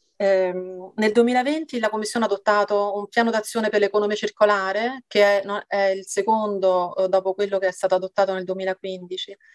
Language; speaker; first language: Italian; native; Italian